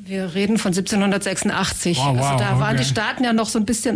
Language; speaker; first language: German; native; German